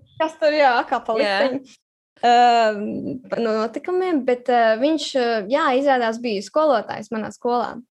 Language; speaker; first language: Latvian; native; Latvian